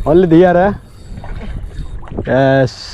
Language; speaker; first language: English; non-native, learner; Hindi